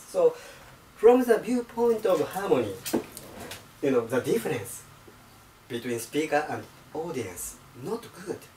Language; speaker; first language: English; non-native, fluent; Japanese